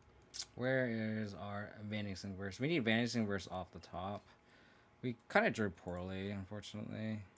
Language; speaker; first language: English; native; English